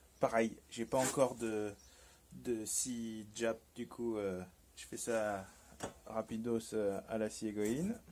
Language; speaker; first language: French; native; French